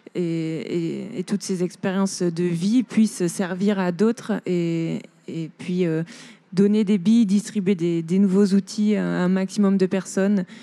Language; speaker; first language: French; native; French